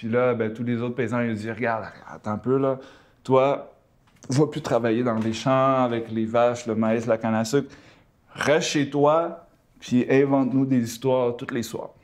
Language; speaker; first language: French; early bilingual, other home language; Spanish